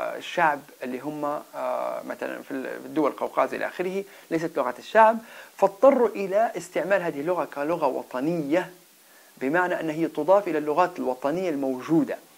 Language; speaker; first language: Arabic; non-native, local second language; Berber languages